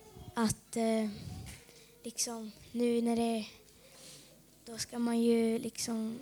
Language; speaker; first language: Swedish; native; Swedish